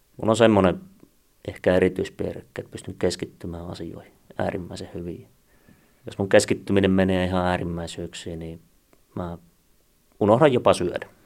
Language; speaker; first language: Finnish; native; Finnish